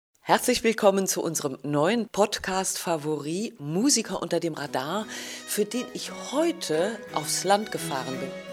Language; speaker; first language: German; native; German